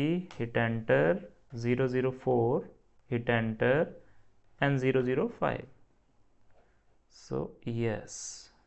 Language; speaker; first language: English; non-native, local second language; Hindi